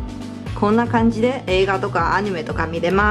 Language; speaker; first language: Japanese; non-native, fluent; Chinese